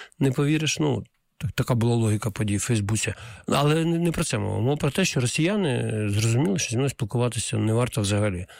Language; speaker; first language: Ukrainian; non-native, local second language; Russian